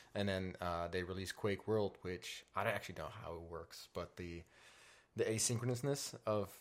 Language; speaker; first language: English; non-native, fluent; Dutch